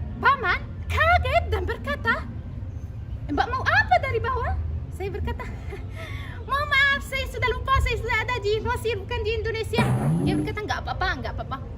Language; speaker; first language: Indonesian; non-native, fluent; Arabic